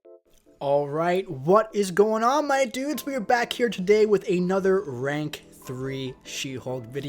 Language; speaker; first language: English; native; English